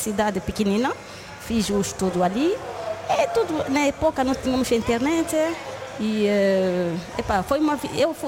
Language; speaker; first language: Portuguese; non-native, learner; Lingala